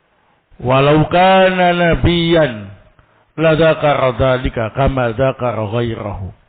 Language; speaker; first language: Arabic; non-native, fluent; Indonesian